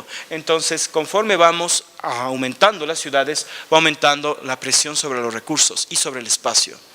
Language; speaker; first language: Spanish; native; Spanish